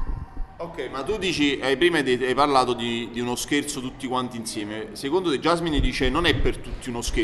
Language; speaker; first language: Italian; native; Italian